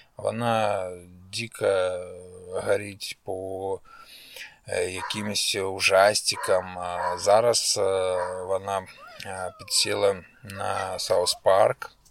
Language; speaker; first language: Ukrainian; non-native, local second language; Russian